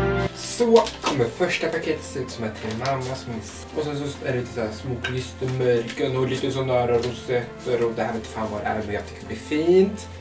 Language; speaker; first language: Swedish; native; Swedish